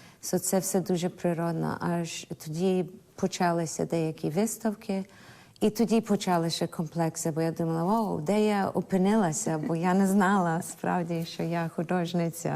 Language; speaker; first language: Ukrainian; early bilingual, heritage; Ukrainian